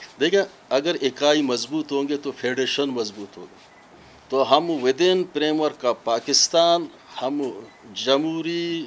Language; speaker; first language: Urdu; non-native, local second language; Baluchi